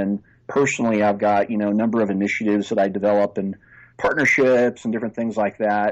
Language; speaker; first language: English; native; English